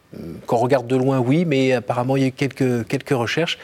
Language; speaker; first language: French; native; French